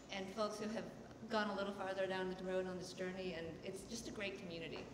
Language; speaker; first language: English; native; English